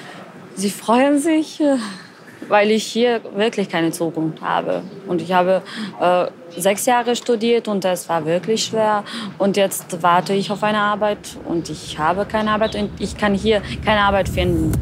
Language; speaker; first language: German; non-native, fluent; Bosnian